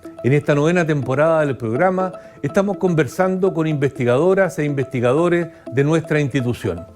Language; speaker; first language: Spanish; native; Spanish